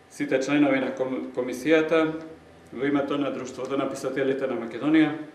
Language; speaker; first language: Macedonian; native; Macedonian